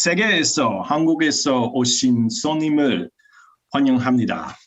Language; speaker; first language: Korean; non-native, learner; English